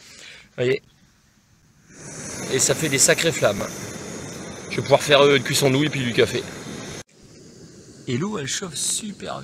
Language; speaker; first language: French; native; French